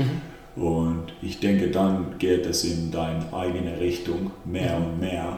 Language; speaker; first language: German; non-native, fluent; Finnish